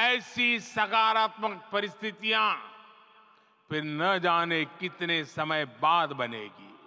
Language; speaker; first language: Hindi; non-native, local second language; Gujarati